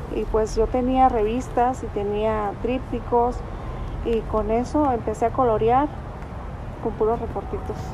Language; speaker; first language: Spanish; native; Spanish